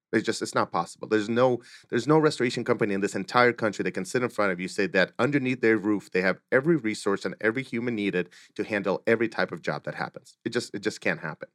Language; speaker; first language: English; early bilingual, other home language; Russian